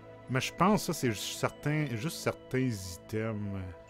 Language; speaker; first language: French; native; French